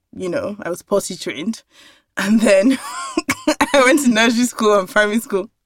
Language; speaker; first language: English; non-native, local second language; Yoruba